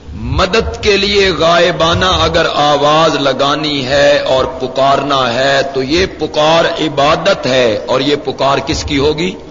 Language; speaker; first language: Urdu; non-native, local second language; Punjabi